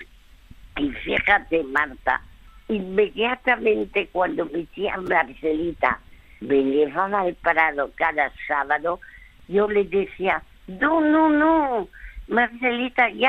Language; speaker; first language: Spanish; early bilingual, other home language; French